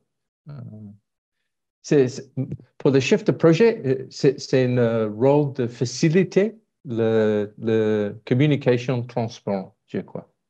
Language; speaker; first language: French; non-native, learner; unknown